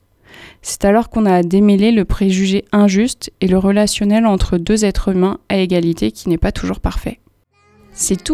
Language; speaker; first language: French; native; French